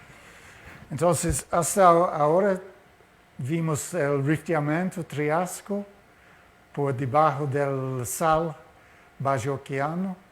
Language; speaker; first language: Portuguese; non-native, learner; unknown